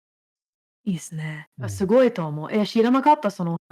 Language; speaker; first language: Japanese; non-native, fluent; English